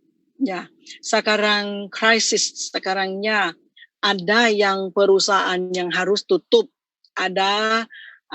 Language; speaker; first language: Indonesian; non-native, fluent; Thai